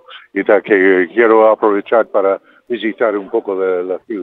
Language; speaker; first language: Spanish; non-native, fluent; English